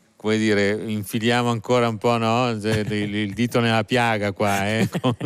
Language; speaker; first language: Italian; native; Italian